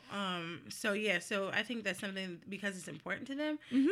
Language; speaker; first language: English; native; English